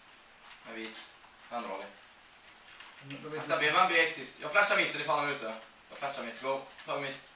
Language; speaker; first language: Swedish; native; Swedish